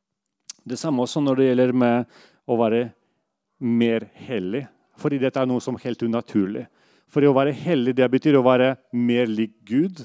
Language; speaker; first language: Norwegian; non-native, fluent; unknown